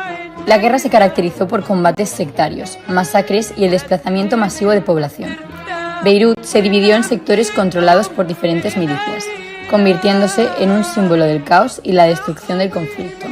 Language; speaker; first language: Spanish; native; Spanish